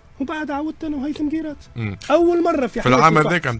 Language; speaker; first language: Arabic; native; Arabic